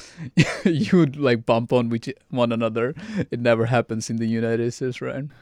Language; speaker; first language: English; non-native, fluent; Arabic